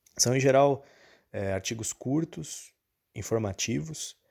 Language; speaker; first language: Portuguese; native; Portuguese